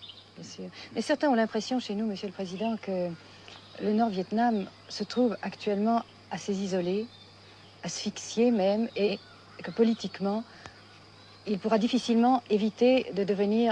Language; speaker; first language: French; native; French